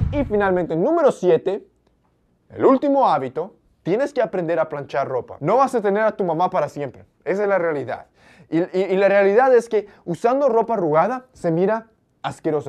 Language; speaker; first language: Spanish; early bilingual, heritage; Spanish